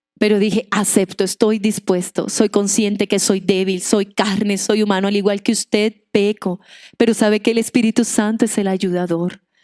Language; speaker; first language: Spanish; non-native, local second language; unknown